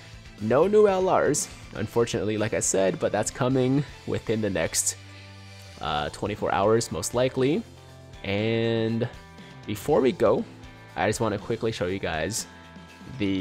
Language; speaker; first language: English; native; English